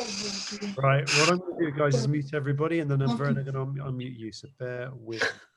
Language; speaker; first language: English; native; English